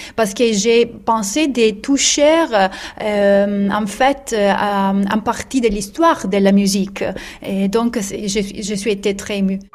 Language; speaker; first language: French; non-native, learner; Italian